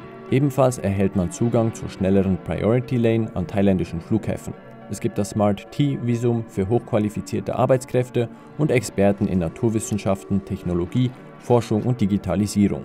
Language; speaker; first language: German; native; German